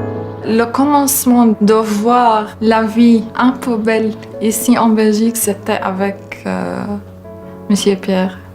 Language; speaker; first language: French; non-native, learner; Arabic